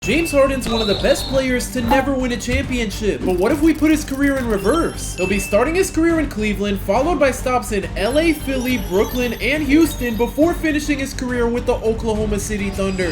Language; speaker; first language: English; native; English